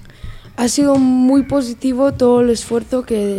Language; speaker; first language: Spanish; early bilingual, other home language; English